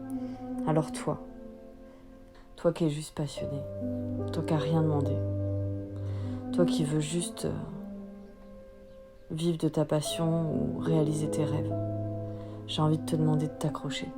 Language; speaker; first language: French; native; French